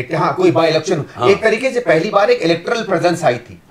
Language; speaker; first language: Hindi; native; Hindi